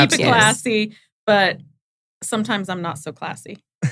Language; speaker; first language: English; native; English